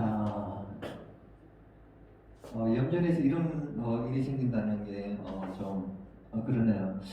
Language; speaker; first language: Korean; native; Korean